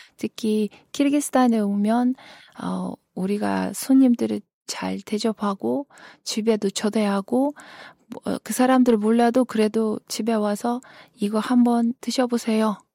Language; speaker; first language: Korean; non-native, fluent; Kyrgyz